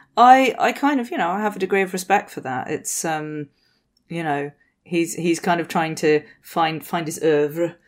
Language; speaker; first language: English; native; English